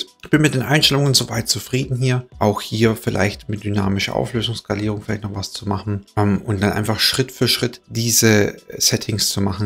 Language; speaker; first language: German; native; German